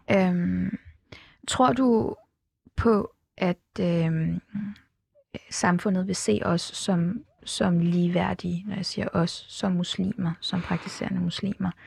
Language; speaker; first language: Danish; early bilingual, other home language; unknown